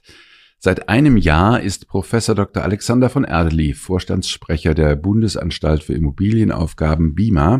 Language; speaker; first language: German; native; German